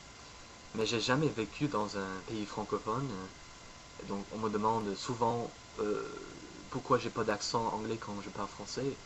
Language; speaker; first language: French; non-native, fluent; English